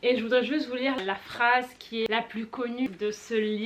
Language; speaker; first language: French; native; French